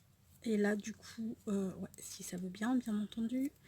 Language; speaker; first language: French; native; French